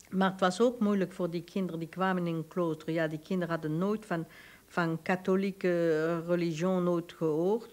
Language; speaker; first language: Dutch; non-native, local second language; French